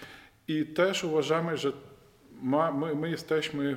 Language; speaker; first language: Polish; non-native, fluent; Ukrainian